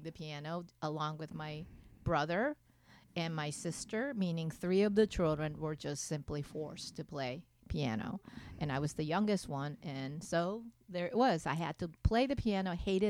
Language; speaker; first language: English; non-native, fluent; Japanese